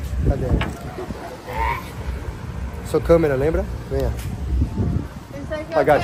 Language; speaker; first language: Portuguese; native; Portuguese